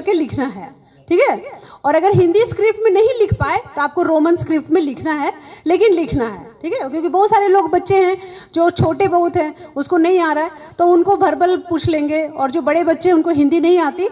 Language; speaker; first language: Hindi; native; Hindi